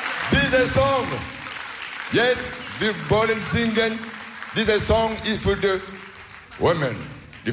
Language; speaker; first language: German; non-native, learner; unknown